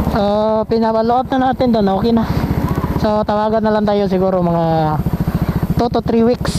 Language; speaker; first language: Filipino; non-native, local second language; Cebuano